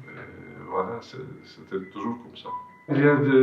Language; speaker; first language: French; non-native, fluent; Russian